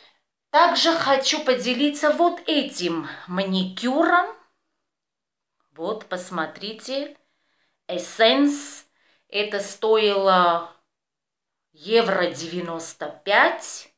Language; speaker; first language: Russian; non-native, fluent; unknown